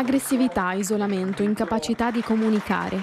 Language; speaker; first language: Italian; native; Italian